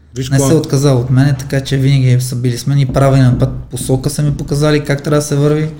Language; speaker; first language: Bulgarian; non-native, fluent; Armenian